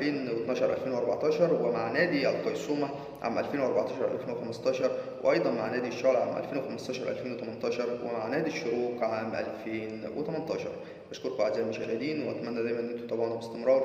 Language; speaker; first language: Arabic; native; Arabic